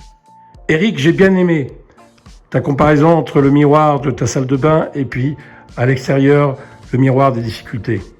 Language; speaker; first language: French; native; French